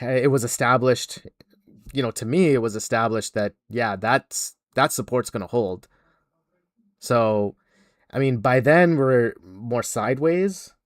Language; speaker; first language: English; native; English